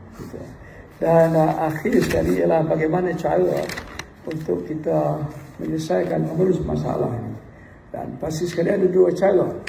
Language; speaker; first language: Malay; native; Malay